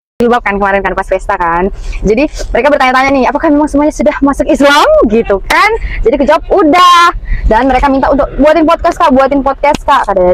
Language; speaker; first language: Indonesian; native; Indonesian